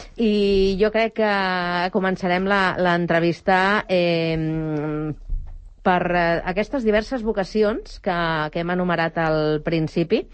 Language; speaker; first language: Catalan; native; Catalan